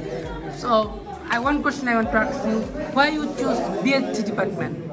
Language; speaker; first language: English; non-native, learner; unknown